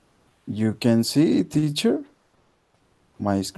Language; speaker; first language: English; non-native, learner; Spanish